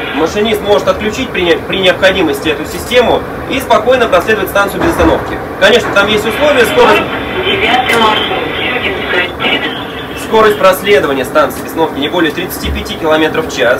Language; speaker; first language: Russian; native; Russian